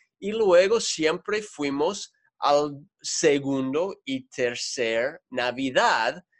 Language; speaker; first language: Spanish; non-native, fluent; English